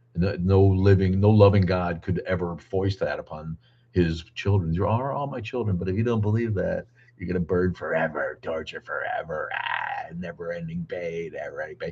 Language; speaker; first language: English; native; English